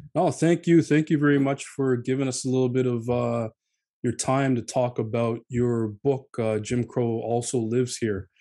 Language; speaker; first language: English; native; English